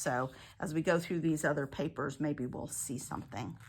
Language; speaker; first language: English; native; English